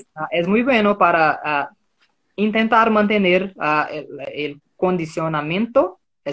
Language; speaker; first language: Spanish; non-native, fluent; Portuguese